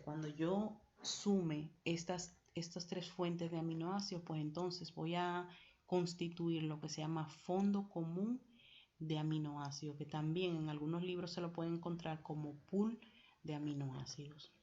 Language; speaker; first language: Spanish; native; Spanish